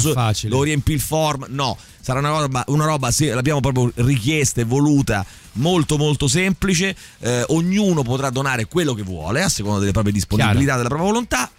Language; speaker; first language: Italian; native; Italian